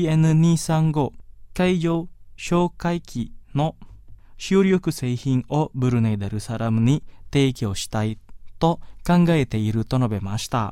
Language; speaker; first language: Japanese; non-native, fluent; Indonesian